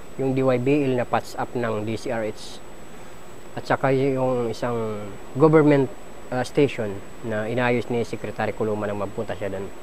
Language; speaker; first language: Filipino; non-native, local second language; Waray